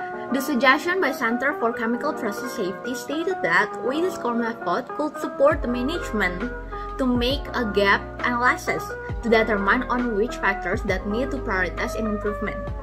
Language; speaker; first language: English; non-native, fluent; Indonesian